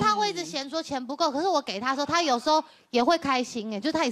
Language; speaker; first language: Chinese; native; Chinese